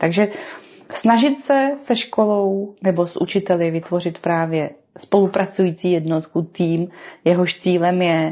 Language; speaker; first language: Czech; native; Czech